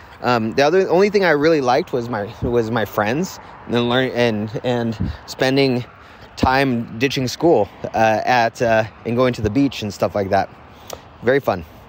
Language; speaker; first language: English; native; English